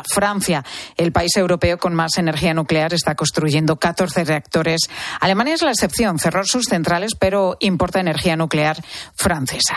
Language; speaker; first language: Spanish; native; Spanish